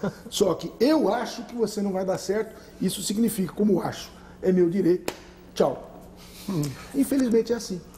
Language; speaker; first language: Portuguese; native; Portuguese